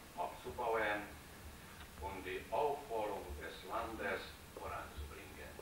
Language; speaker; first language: German; non-native, fluent; Hungarian